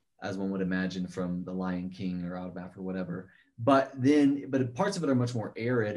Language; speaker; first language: English; native; English